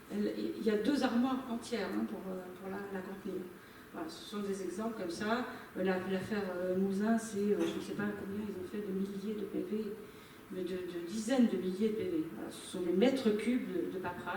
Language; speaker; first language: French; native; French